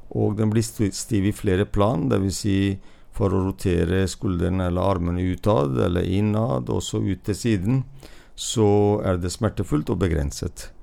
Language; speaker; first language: Norwegian; non-native, fluent; Hindi